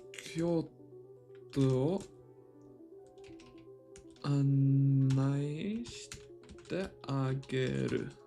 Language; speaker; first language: Japanese; non-native, learner; English